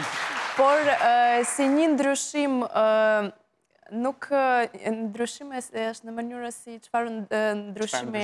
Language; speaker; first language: Albanian; non-native, learner; Russian